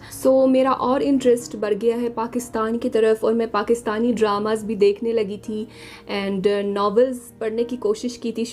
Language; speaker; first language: Urdu; non-native, fluent; Arabic